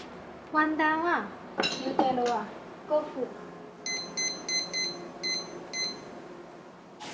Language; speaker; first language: Japanese; non-native, learner; Chinese